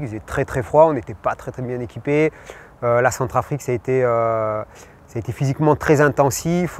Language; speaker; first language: French; native; French